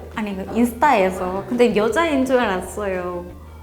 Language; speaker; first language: Korean; non-native, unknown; Thai